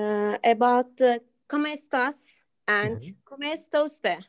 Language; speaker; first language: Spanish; non-native, learner; Turkish